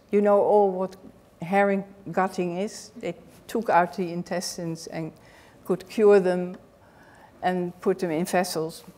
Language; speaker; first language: English; non-native, fluent; Dutch